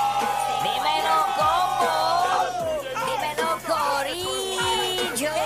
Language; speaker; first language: Spanish; native; Spanish